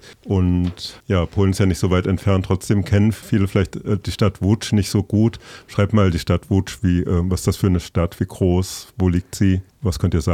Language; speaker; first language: German; native; German